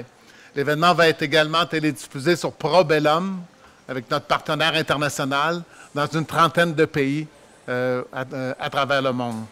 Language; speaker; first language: French; native; French